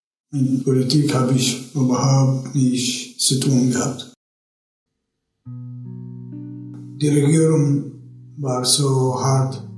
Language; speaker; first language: German; non-native, fluent; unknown